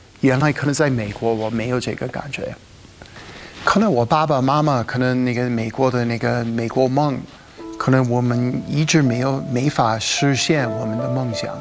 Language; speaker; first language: Chinese; non-native, fluent; English